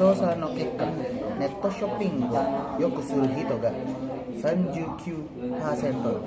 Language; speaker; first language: Japanese; non-native, learner; Indonesian